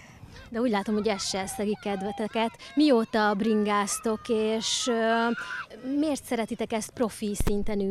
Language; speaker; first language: Hungarian; native; Hungarian